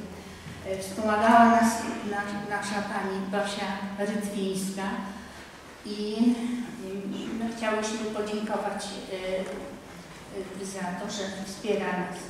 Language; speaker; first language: Polish; native; Polish